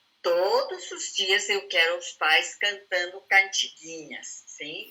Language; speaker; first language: Portuguese; non-native, fluent; Spanish